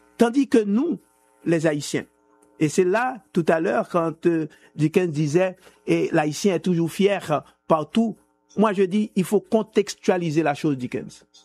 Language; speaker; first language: French; non-native, local second language; Haitian Creole